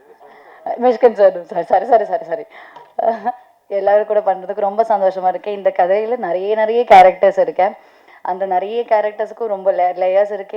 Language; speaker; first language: Tamil; non-native, learner; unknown